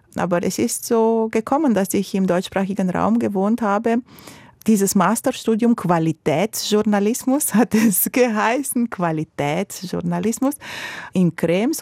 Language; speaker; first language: German; non-native, fluent; Romanian